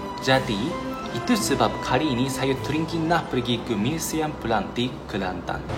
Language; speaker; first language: Malay; non-native, fluent; Japanese